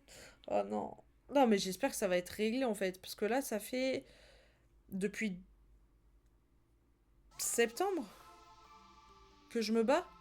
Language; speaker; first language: French; native; French